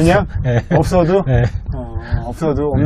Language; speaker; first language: Korean; native; Korean